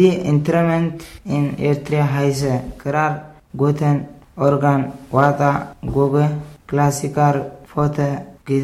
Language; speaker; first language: German; non-native, learner; Tigrinya